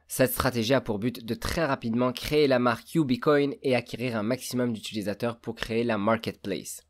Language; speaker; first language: French; native; French